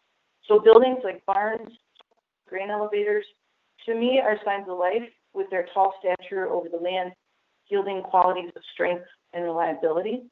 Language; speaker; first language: English; native; English